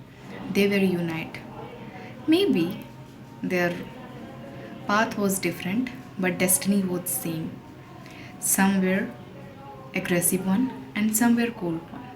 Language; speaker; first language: English; non-native, local second language; Hindi